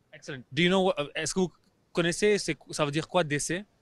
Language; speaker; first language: French; non-native, fluent; English